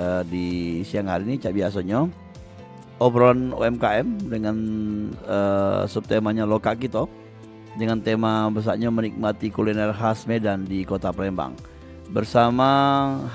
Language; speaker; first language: Indonesian; native; Indonesian